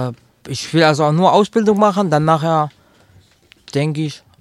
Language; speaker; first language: German; non-native, learner; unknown